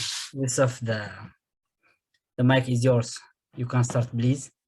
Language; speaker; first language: English; non-native, fluent; Arabic